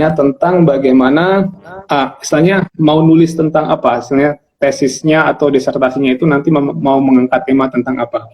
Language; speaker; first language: Indonesian; non-native, local second language; Javanese